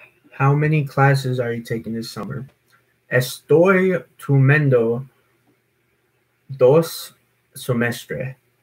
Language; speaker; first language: English; native; English